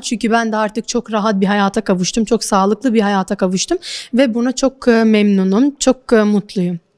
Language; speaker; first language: Turkish; non-native, fluent; Albanian